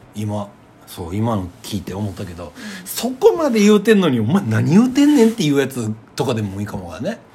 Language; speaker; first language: Japanese; native; Japanese